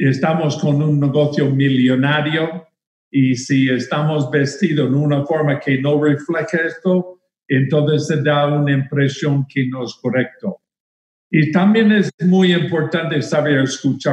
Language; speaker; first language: Spanish; non-native, fluent; English